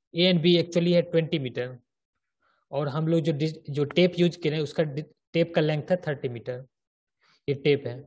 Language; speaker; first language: Hindi; native; Hindi